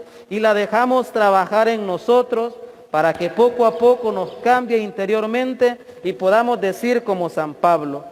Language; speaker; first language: Spanish; native; Spanish